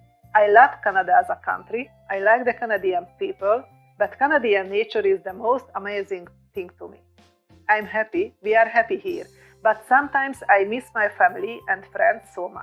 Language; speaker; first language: English; non-native, learner; Hungarian